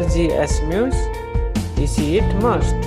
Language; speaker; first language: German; non-native, learner; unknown